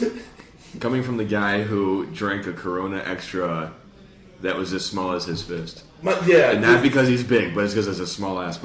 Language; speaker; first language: English; native; English